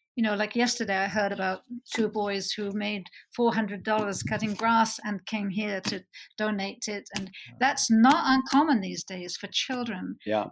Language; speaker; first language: English; native; English